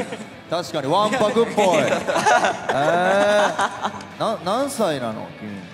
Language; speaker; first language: Japanese; native; Japanese